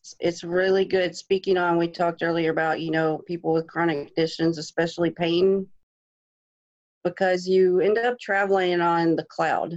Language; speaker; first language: English; native; English